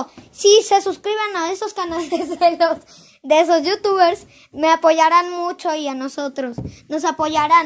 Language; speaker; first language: Spanish; native; Spanish